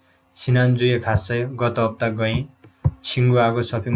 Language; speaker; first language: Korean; non-native, fluent; Nepali